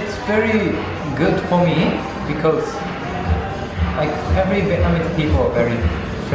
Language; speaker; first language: English; non-native, learner; Japanese